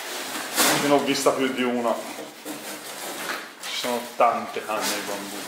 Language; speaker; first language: Italian; native; Italian